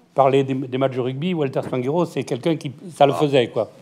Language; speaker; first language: French; native; French